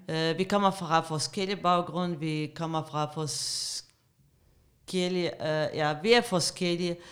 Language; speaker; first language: Danish; non-native, fluent; Arabic